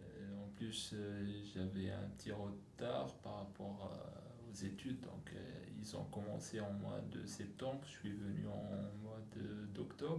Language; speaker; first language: French; non-native, local second language; Arabic